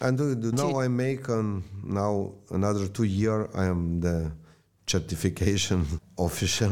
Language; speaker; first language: English; non-native, learner; Slovenian